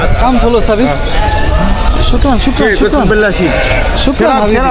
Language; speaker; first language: Arabic; non-native, learner; Bangla